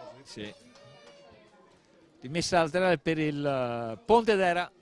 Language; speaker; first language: Italian; native; Italian